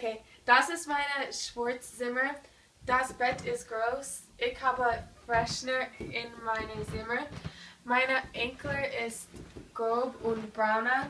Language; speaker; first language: German; non-native, learner; English